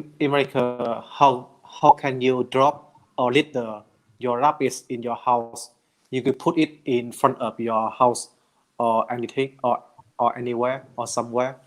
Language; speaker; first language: English; non-native, learner; Vietnamese